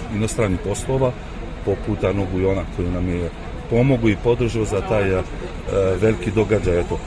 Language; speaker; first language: Serbian; early bilingual, heritage; French